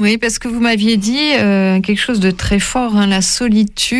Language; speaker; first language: French; native; French